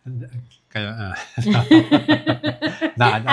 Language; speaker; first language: Indonesian; non-native, learner; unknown